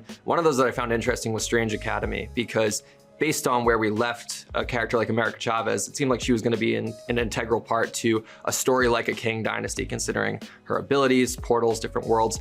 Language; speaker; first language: English; native; English